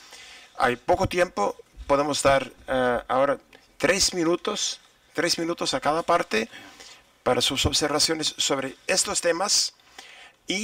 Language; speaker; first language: Spanish; non-native, fluent; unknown